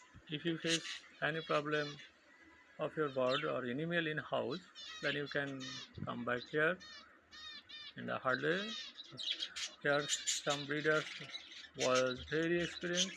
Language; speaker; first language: English; non-native, local second language; Bangla